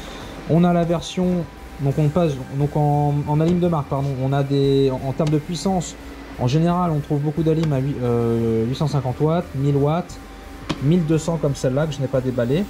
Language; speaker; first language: French; native; French